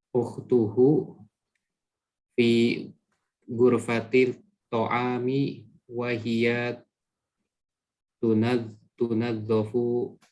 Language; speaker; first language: Arabic; non-native, learner; Indonesian